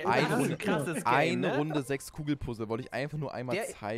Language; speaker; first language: German; native; German